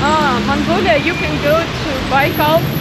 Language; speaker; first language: English; non-native, learner; Russian